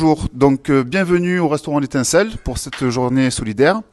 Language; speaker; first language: French; native; French